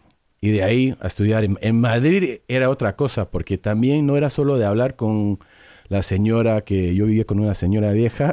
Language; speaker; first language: Spanish; early bilingual, heritage; English